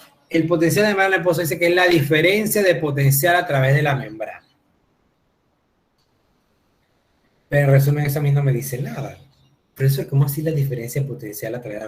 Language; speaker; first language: Spanish; native; Spanish